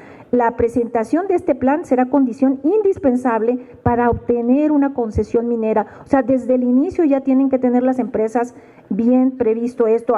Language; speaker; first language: Spanish; native; Spanish